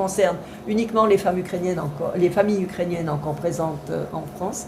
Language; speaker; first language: French; native; French